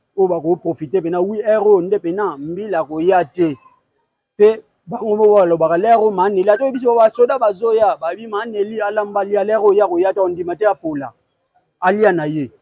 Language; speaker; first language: Lingala; native; Lingala